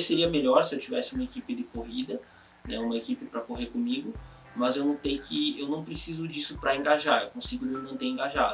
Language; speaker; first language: Portuguese; native; Portuguese